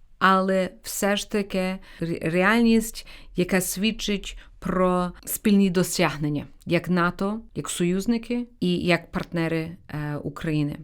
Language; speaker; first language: Ukrainian; early bilingual, heritage; Ukrainian